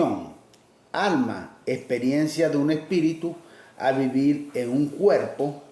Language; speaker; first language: Spanish; native; Spanish